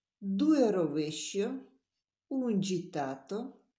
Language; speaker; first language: Italian; non-native, learner; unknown